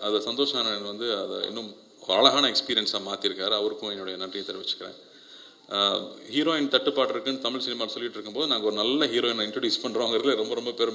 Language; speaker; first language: Tamil; native; Tamil